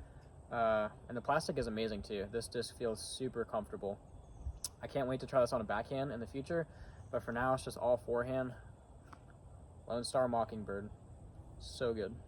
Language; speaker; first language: English; native; English